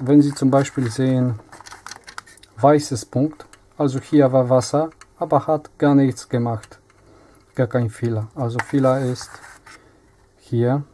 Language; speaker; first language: German; non-native, learner; Polish